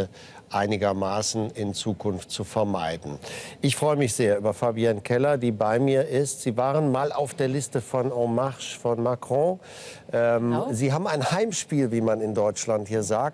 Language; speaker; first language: German; native; German